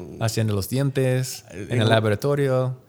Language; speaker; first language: Spanish; non-native, learner; English